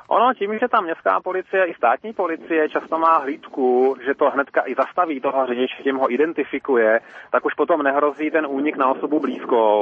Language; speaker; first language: Czech; native; Czech